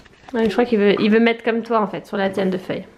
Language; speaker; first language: French; native; French